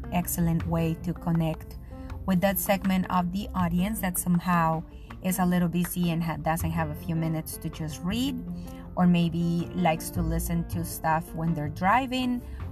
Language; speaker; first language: English; non-native, fluent; Spanish